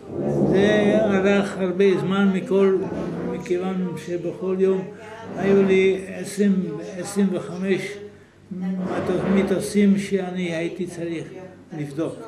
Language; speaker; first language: Hebrew; non-native, fluent; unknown